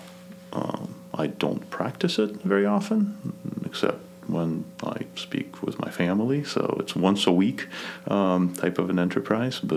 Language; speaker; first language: English; non-native, fluent; Kazakh